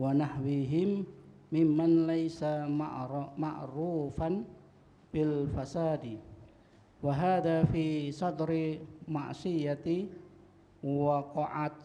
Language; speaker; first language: Arabic; non-native, learner; Indonesian